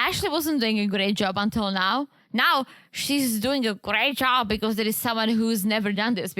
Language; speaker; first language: English; native; English